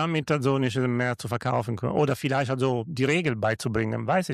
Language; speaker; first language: German; non-native, learner; Italian